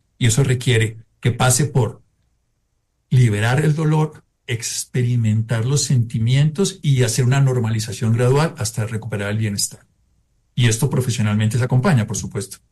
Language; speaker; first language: Spanish; native; Spanish